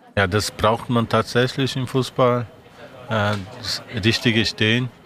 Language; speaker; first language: German; non-native, fluent; Portuguese